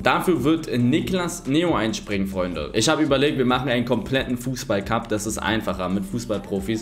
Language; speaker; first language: German; native; German